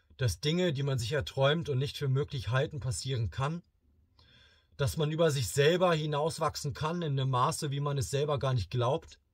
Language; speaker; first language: German; early bilingual, other home language; Bosnian